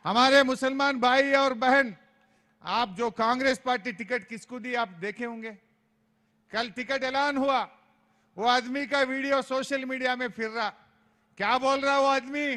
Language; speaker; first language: Hindi; non-native, local second language; Telugu